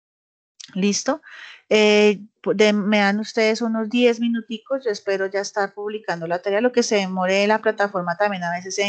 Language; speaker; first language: Spanish; native; Spanish